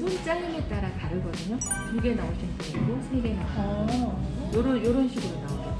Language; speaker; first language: Korean; native; Korean